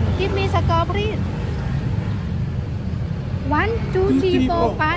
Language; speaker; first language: English; non-native, learner; Thai